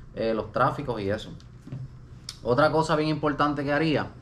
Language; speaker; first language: Spanish; native; Spanish